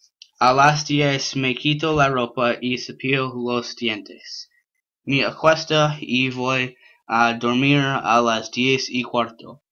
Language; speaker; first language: Spanish; non-native, learner; English